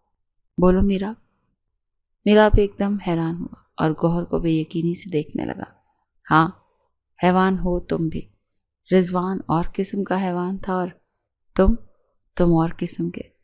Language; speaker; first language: Urdu; native; Urdu